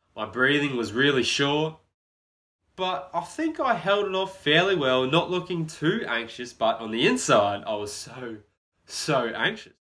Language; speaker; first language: English; native; English